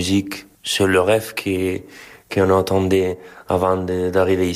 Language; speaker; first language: French; non-native, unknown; Spanish